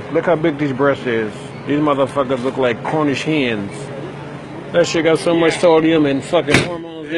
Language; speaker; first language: English; native; English